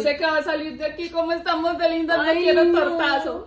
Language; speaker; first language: Spanish; native; Spanish